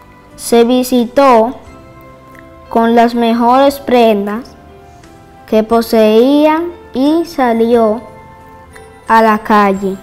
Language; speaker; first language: Spanish; native; Spanish